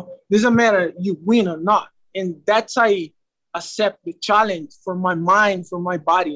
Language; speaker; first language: English; non-native, learner; Portuguese